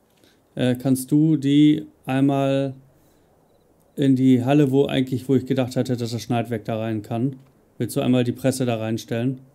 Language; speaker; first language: German; native; German